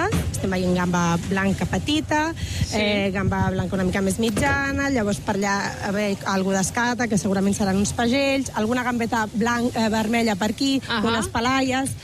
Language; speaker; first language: Catalan; native; Catalan